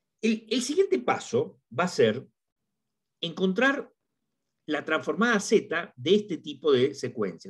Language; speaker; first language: Spanish; native; Spanish